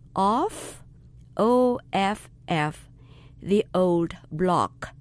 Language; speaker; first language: English; non-native, fluent; Vietnamese